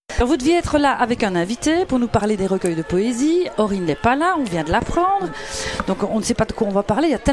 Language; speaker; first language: French; native; French